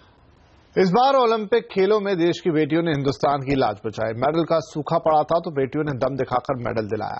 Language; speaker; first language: Hindi; native; Hindi